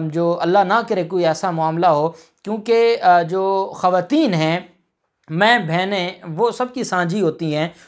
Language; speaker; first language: Urdu; non-native, local second language; Punjabi